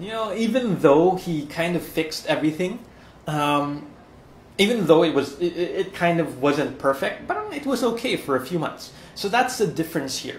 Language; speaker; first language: English; non-native, local second language; Filipino